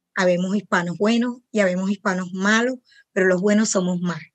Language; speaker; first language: Spanish; native; Spanish